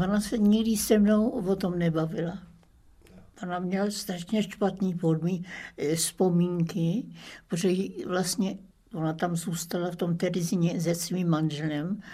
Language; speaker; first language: Czech; early bilingual, other home language; German